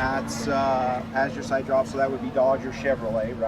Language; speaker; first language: English; native; English